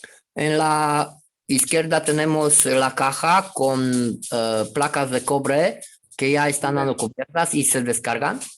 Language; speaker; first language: Spanish; non-native, fluent; Romanian